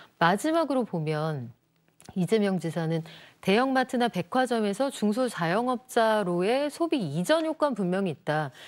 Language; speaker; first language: Korean; native; Korean